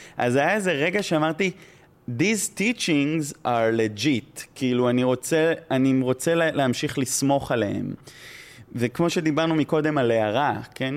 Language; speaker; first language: Hebrew; native; Hebrew